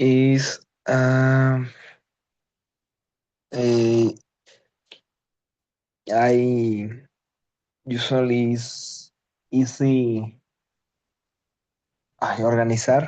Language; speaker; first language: English; non-native, learner; Spanish